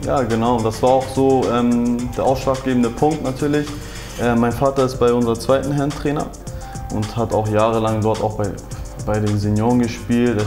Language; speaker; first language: German; early bilingual, other home language; Turkish